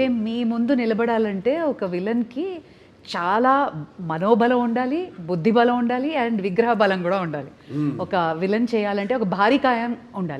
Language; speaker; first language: Telugu; native; Telugu